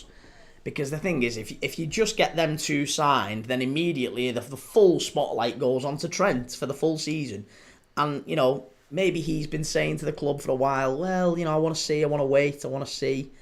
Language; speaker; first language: English; native; English